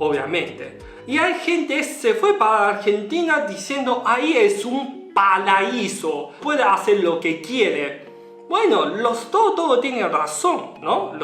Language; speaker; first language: Spanish; non-native, learner; Chinese